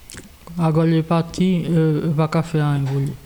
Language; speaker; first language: Portuguese; non-native, learner; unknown